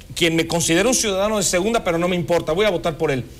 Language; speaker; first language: Spanish; native; Spanish